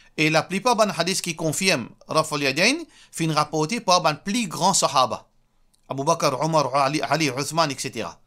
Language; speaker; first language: French; non-native, local second language; Morisyen